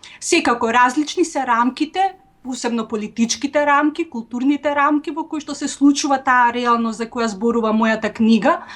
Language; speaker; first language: Macedonian; native; Macedonian